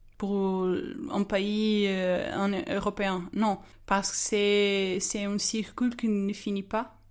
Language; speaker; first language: French; non-native, fluent; Portuguese